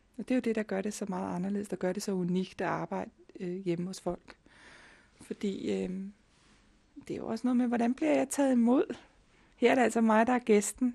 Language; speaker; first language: Danish; native; Danish